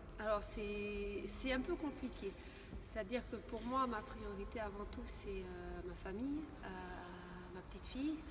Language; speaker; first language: French; native; French